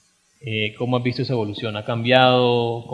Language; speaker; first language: Spanish; native; Spanish